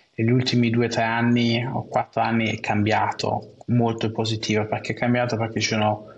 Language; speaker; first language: Italian; non-native, local second language; German